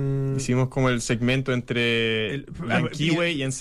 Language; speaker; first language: Spanish; native; Spanish